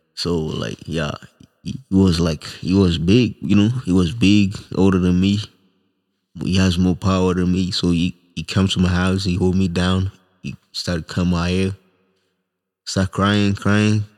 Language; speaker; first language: English; non-native, local second language; Swahili